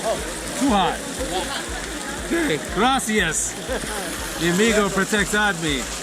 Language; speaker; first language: Spanish; non-native, learner; English